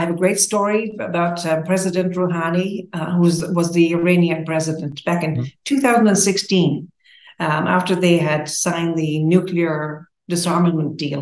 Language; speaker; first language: English; native; English